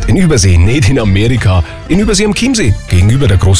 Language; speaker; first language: German; native; German